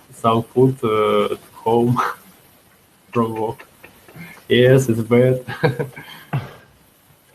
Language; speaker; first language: English; non-native, learner; Russian